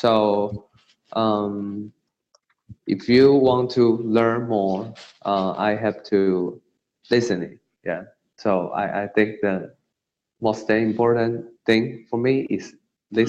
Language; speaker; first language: English; non-native, learner; Chinese